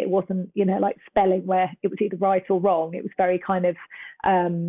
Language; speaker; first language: English; native; English